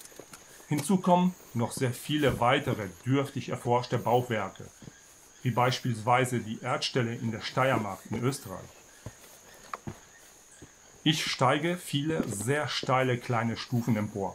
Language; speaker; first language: German; native; German